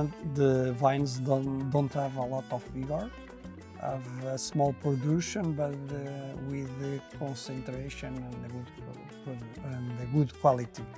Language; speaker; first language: English; non-native, learner; Portuguese